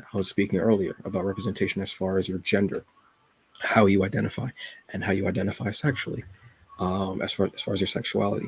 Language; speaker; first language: English; native; English